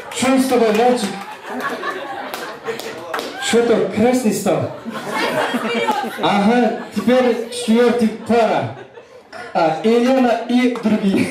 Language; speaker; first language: Russian; non-native, local second language; Kyrgyz